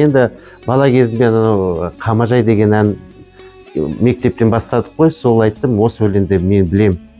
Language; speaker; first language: Kazakh; non-native, local second language; Chechen